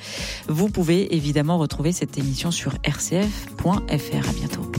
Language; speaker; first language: French; native; French